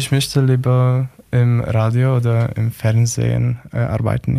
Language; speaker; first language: German; non-native, learner; Polish